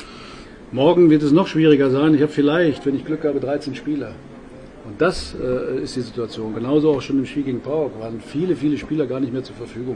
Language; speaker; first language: German; native; German